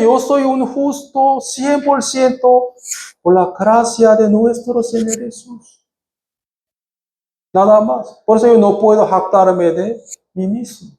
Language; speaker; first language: Spanish; non-native, fluent; Korean